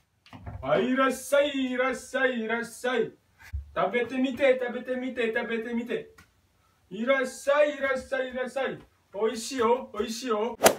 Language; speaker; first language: Japanese; non-native, fluent; Indonesian